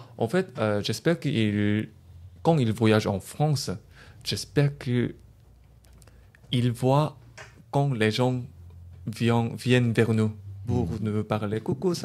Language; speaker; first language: French; non-native, learner; Korean